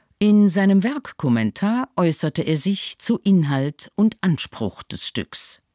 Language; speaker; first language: German; native; German